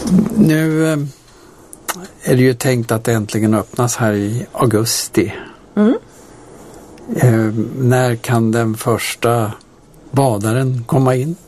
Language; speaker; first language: Swedish; native; Swedish